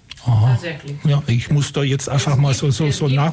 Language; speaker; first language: German; native; German